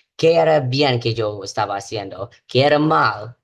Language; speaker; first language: Spanish; non-native, learner; English